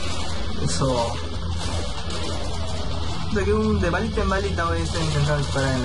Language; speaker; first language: Spanish; native; Spanish